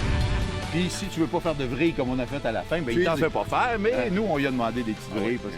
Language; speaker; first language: French; native; French